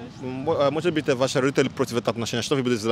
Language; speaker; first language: Russian; non-native, learner; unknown